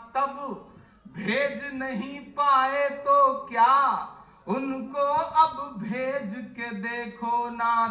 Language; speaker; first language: Hindi; native; Hindi